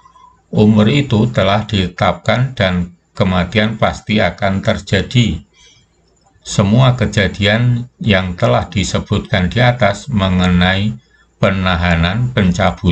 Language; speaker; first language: Indonesian; native; Indonesian